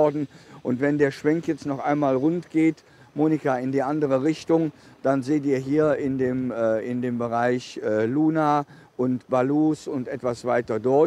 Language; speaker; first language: German; native; German